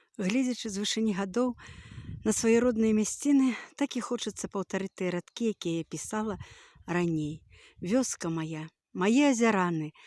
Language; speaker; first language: Belarusian; native; Belarusian